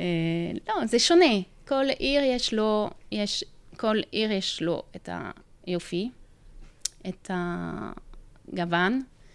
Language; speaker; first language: Hebrew; non-native, fluent; French